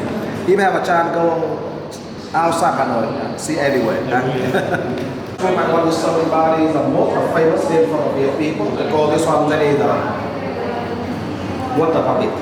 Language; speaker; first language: English; non-native, fluent; Vietnamese